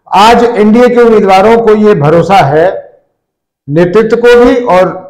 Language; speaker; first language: Hindi; native; Hindi